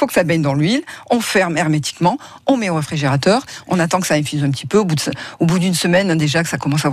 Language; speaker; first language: French; native; French